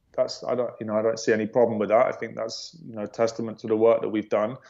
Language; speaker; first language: English; native; English